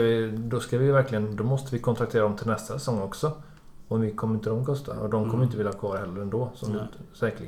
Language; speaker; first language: Swedish; native; Swedish